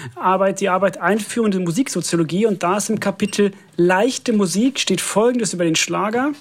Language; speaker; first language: German; non-native, fluent; Finnish